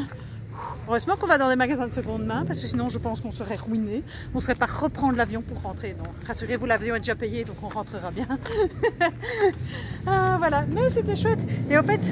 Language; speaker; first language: French; native; French